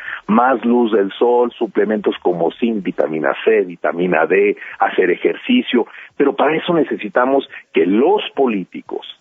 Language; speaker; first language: Spanish; native; Spanish